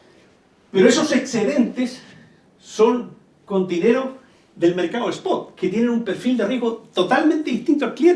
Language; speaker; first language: Spanish; native; Spanish